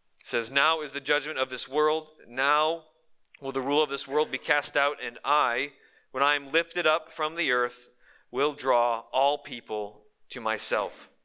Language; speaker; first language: English; native; English